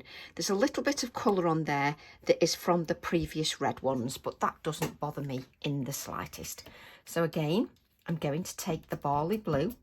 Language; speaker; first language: English; native; English